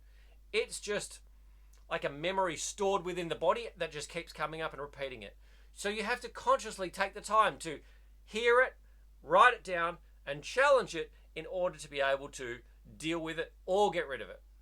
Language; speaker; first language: English; native; English